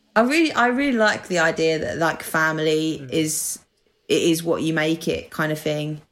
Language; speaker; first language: English; native; English